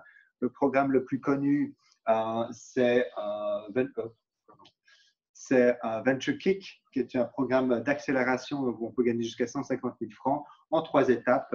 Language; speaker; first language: French; native; French